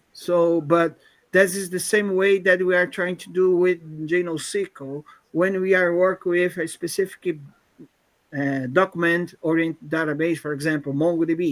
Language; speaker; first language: English; non-native, fluent; Portuguese